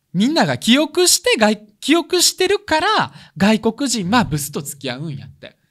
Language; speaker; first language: Japanese; early bilingual, other home language; Russian